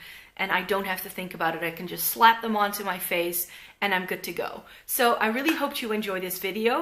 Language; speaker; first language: English; non-native, fluent; Dutch